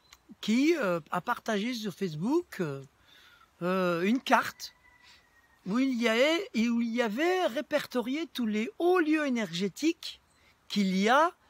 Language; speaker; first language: French; native; French